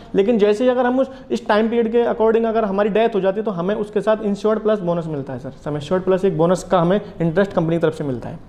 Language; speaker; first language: Hindi; native; Hindi